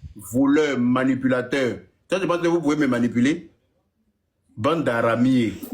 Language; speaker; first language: French; native; French